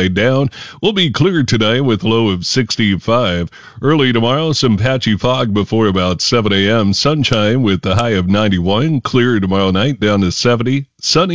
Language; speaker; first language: English; native; English